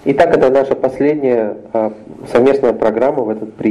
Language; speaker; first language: Russian; native; Russian